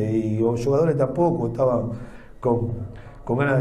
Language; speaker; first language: Portuguese; non-native, fluent; Spanish